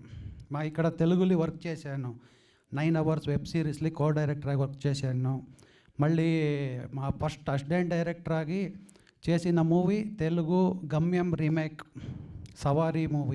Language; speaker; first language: Telugu; non-native, learner; Kannada